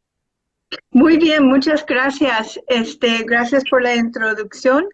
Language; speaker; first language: Spanish; non-native, fluent; English